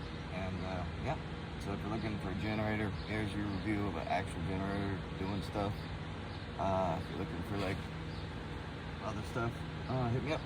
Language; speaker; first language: English; native; English